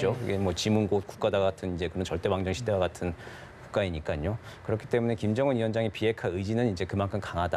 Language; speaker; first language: Korean; native; Korean